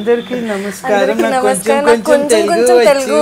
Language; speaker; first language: Telugu; native; Telugu